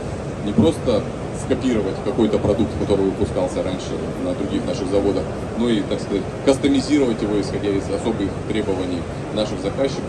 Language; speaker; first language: Russian; native; Russian